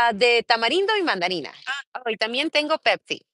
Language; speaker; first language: Spanish; early bilingual, heritage; Spanish